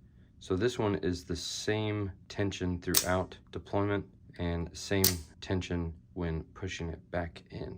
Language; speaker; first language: English; native; English